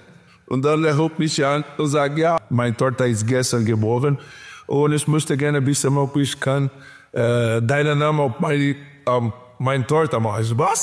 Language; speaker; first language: German; non-native, learner; Portuguese